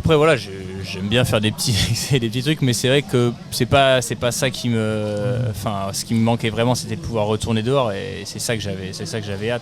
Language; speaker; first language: French; native; French